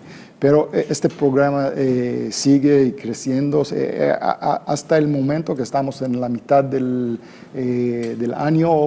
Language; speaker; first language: Spanish; non-native, fluent; Hebrew